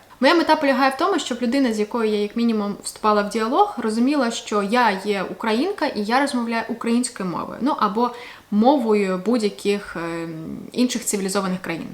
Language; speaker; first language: Ukrainian; native; Ukrainian